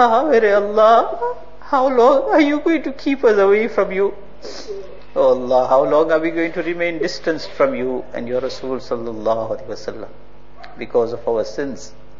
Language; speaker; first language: English; native; English